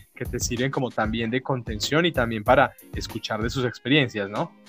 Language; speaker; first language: Spanish; native; Spanish